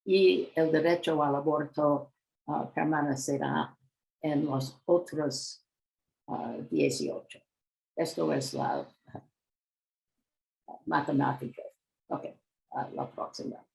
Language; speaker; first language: Spanish; non-native, learner; English